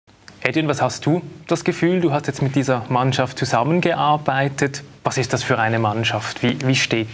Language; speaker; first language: German; native; German